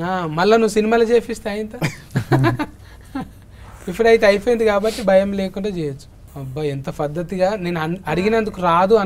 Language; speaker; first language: Telugu; native; Telugu